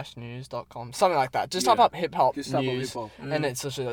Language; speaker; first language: English; native; English